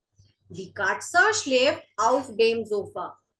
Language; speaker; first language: German; non-native, fluent; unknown